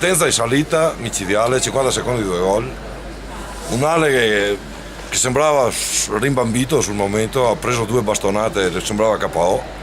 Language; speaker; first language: Italian; native; Italian